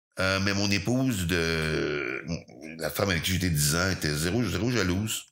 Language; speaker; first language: French; native; French